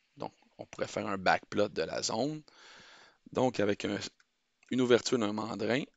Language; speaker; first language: French; native; French